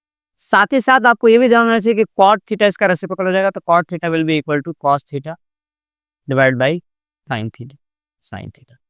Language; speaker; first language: Hindi; non-native, local second language; Gujarati